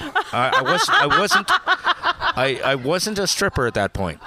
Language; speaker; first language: English; native; English